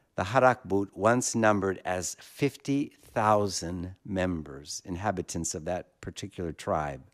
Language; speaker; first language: English; native; English